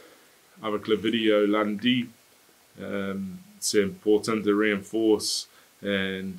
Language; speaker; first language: French; non-native, fluent; English